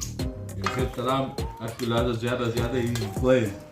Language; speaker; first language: Arabic; non-native, learner; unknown